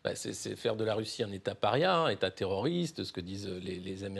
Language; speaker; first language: French; native; French